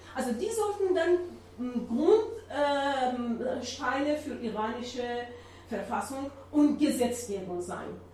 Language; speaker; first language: German; non-native, learner; Persian